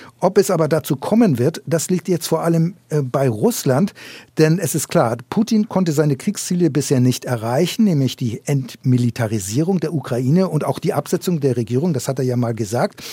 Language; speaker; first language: German; native; German